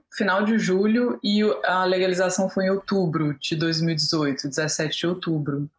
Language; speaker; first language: Portuguese; native; Portuguese